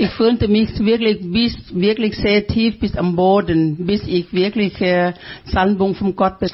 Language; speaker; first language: German; non-native, fluent; Thai